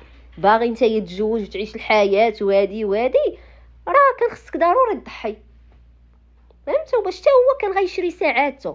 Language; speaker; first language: Arabic; native; Arabic